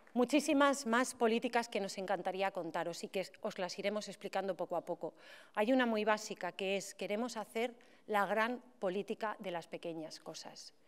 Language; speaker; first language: Spanish; native; Spanish